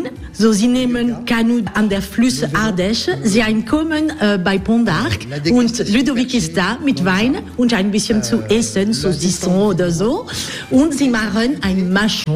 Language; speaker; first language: German; non-native, learner; French